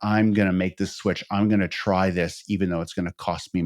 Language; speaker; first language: English; native; English